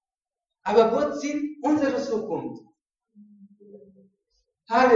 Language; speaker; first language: German; non-native, learner; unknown